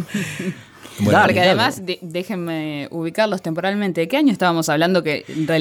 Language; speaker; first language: Spanish; native; Spanish